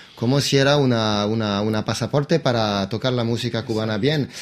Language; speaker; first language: Spanish; non-native, fluent; French